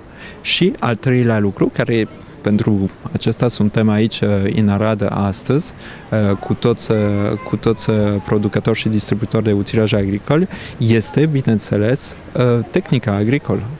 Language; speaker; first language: Romanian; non-native, fluent; French